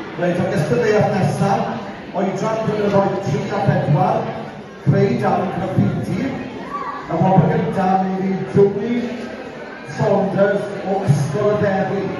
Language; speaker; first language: Welsh; native; Welsh